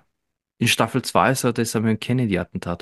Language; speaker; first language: German; native; German